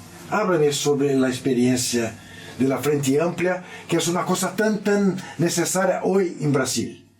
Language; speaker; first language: Spanish; non-native, learner; Portuguese